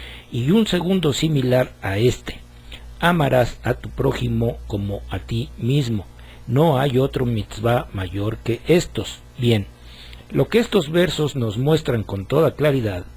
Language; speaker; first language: Spanish; native; Spanish